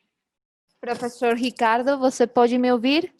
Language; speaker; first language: Portuguese; non-native, fluent; Spanish